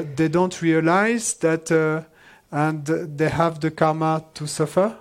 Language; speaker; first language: English; non-native, fluent; French